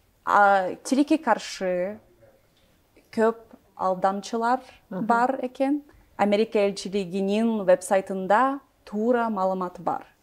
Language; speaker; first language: Kyrgyz; non-native, learner; English